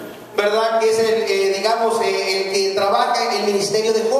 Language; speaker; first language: Spanish; native; Spanish